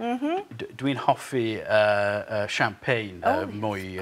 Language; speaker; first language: Welsh; non-native, local second language; English